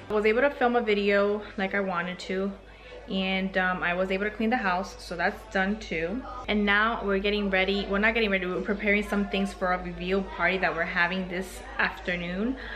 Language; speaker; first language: English; early bilingual, other home language; Spanish